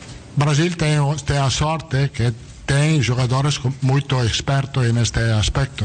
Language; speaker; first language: Portuguese; non-native, learner; Italian